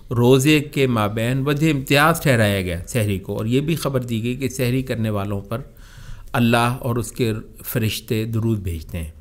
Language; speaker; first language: Urdu; native; Urdu